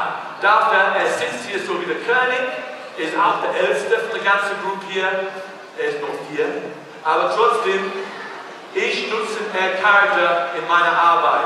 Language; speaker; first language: German; non-native, learner; English